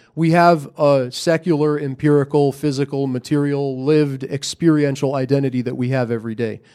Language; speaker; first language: English; native; English